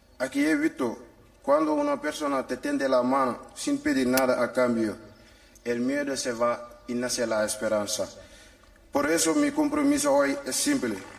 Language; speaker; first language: Spanish; non-native, learner; Wolof